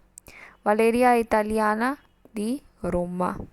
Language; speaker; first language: Italian; non-native, fluent; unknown